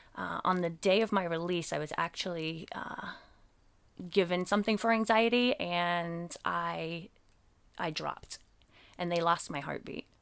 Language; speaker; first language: English; native; English